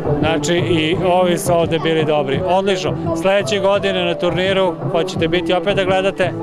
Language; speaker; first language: Serbian; native; Serbian